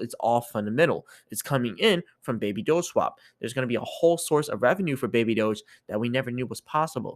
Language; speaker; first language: English; native; English